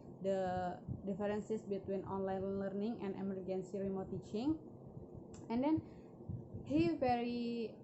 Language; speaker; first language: English; non-native, learner; Indonesian